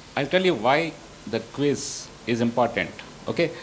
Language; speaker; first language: English; non-native, local second language; Telugu